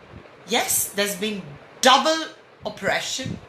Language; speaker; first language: English; non-native, local second language; Hindi